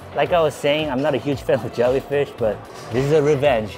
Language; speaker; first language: English; non-native, fluent; Korean